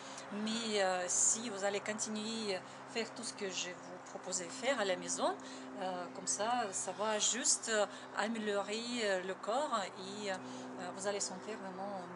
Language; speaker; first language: French; non-native, learner; Russian